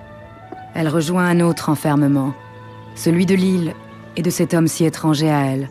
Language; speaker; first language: French; native; French